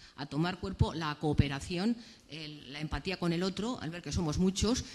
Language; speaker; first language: Spanish; native; Spanish